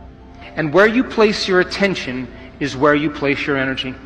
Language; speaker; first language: English; native; English